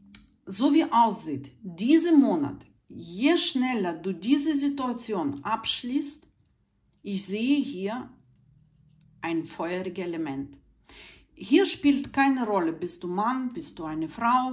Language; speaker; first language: German; non-native, fluent; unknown